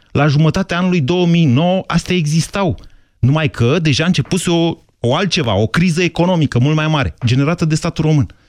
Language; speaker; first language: Romanian; native; Romanian